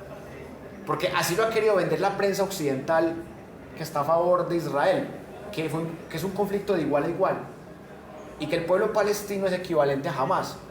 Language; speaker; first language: Spanish; native; Spanish